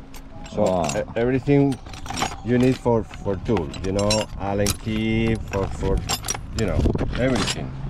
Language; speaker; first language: English; non-native, learner; Spanish